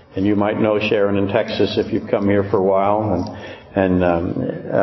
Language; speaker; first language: English; native; English